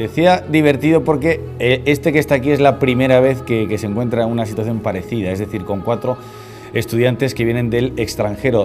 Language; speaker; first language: Spanish; native; Spanish